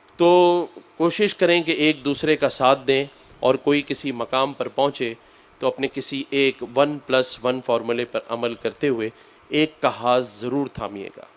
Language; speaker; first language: Urdu; native; Urdu